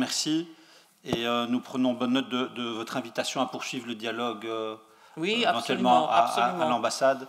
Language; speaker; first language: French; native; French